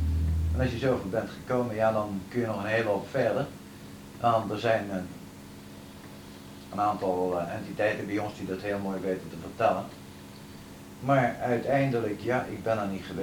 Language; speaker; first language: Dutch; native; Dutch